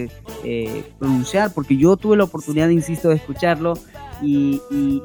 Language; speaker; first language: Spanish; native; Spanish